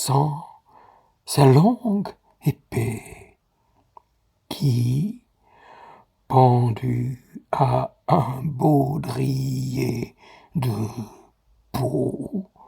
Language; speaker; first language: French; native; French